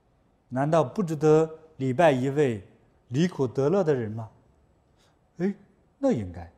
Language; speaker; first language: Chinese; native; Chinese